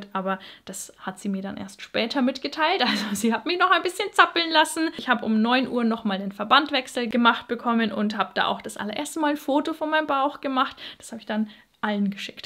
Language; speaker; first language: German; native; German